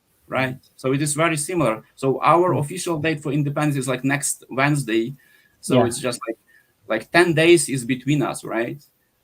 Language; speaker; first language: English; non-native, fluent; Ukrainian